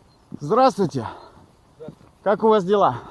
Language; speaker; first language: Russian; non-native, learner; English